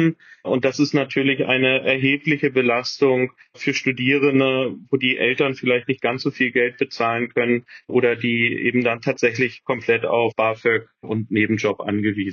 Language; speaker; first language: German; native; German